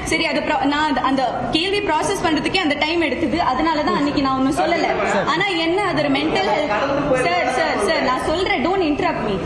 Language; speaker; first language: Tamil; non-native, local second language; Malayalam